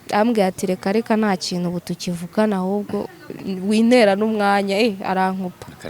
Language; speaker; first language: Kinyarwanda; early bilingual, other home language; Rundi